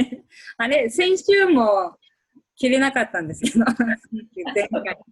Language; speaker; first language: Japanese; native; Japanese